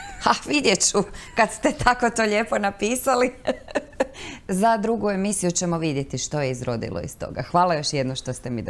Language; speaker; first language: Croatian; native; Croatian